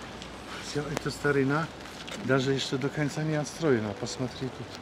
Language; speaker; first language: Russian; non-native, learner; Polish